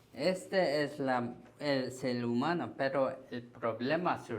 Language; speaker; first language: Spanish; non-native, learner; Korean